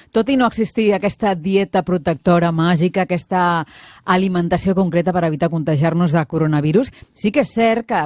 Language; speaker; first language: Catalan; native; Catalan